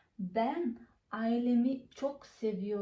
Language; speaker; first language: Turkish; non-native, fluent; Kazakh